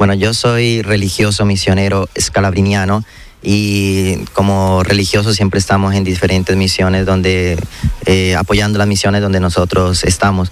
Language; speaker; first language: Spanish; native; Spanish